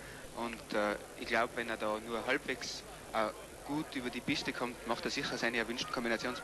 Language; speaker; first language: German; native; German